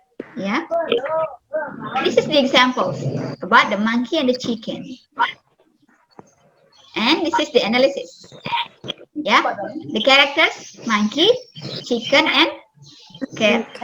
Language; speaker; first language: English; non-native, fluent; Indonesian